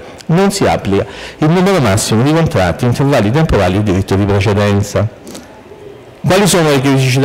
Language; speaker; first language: Italian; native; Italian